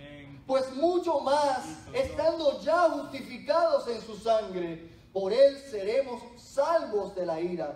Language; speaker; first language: Spanish; native; Spanish